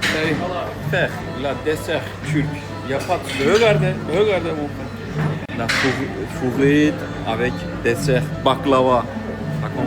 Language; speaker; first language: French; non-native, learner; Turkish